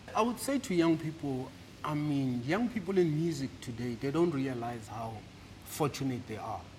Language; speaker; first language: English; non-native, local second language; Southern Sotho